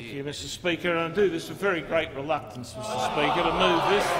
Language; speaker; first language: English; native; English